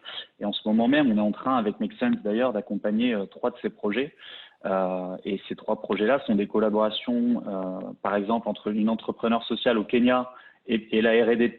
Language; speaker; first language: French; native; French